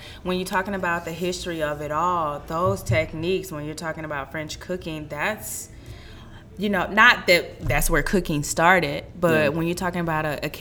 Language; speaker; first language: English; native; English